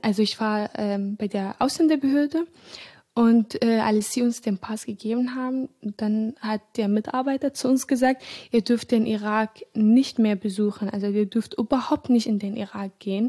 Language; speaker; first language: German; early bilingual, other home language; Arabic